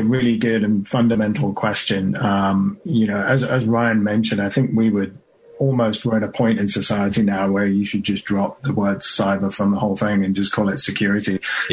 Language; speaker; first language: English; native; English